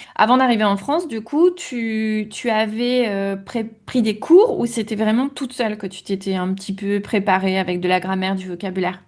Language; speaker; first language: French; native; French